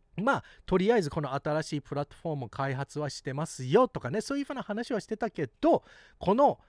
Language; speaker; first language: Japanese; early bilingual, heritage; Japanese